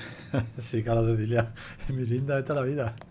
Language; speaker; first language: Spanish; native; Spanish